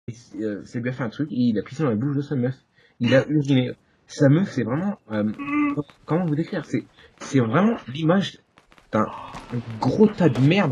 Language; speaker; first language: French; native; French